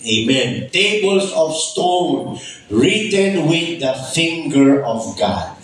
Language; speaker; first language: English; non-native, local second language; Filipino